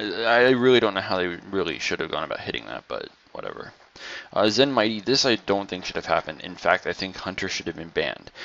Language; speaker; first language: English; native; English